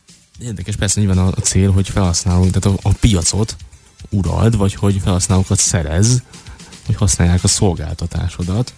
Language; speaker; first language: Hungarian; native; Hungarian